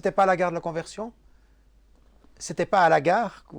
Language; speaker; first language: French; native; French